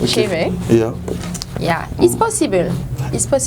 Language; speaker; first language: English; non-native, learner; Lingala